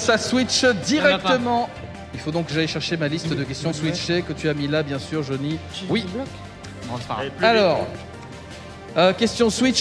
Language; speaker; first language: French; native; French